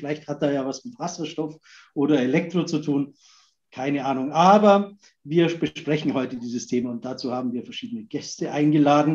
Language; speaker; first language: German; native; German